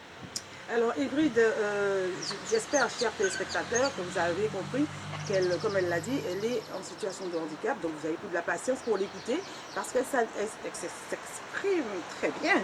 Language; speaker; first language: French; native; French